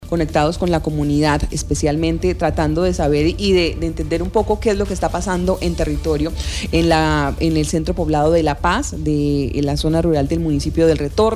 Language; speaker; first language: Spanish; native; Spanish